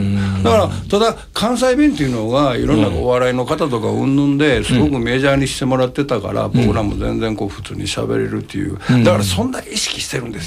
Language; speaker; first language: Japanese; native; Japanese